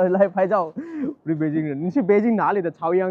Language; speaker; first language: Chinese; non-native, fluent; Bangla